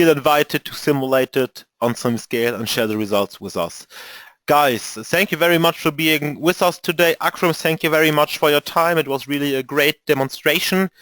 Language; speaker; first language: English; non-native, fluent; German